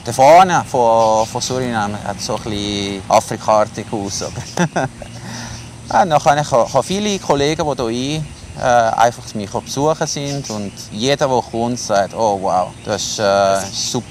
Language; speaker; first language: German; non-native, local second language; Italian